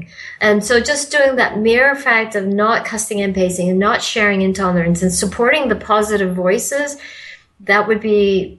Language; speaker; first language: English; non-native, local second language; Malay